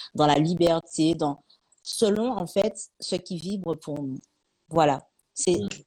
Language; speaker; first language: French; native; French